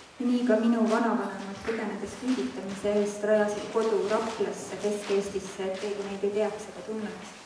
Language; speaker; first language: Estonian; native; Estonian